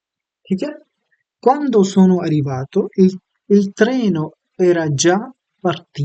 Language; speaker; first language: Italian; non-native, fluent; Urdu